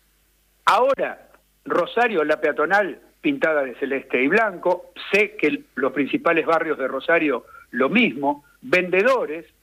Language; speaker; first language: Spanish; native; Spanish